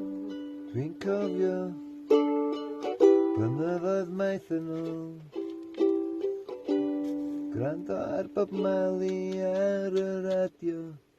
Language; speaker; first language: Welsh; native; Welsh